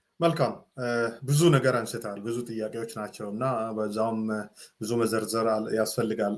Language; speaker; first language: Amharic; non-native, local second language; Sidamo